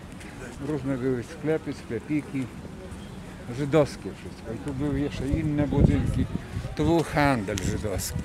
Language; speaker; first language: Polish; native; Polish